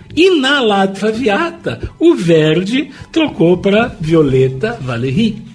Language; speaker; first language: Portuguese; native; Portuguese